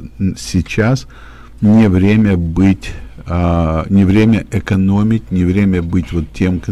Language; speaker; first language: Russian; native; Russian